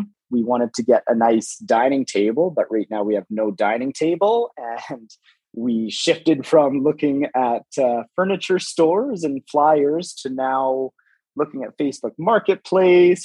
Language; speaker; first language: English; native; English